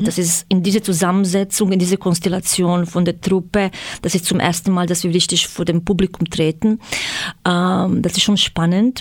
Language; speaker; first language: German; non-native, fluent; Croatian